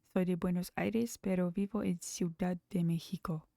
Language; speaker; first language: Spanish; non-native, learner; English